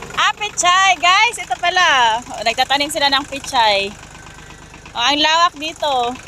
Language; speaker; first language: Filipino; non-native, local second language; Cebuano